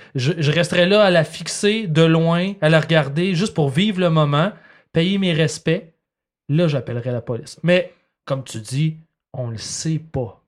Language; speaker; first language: French; native; French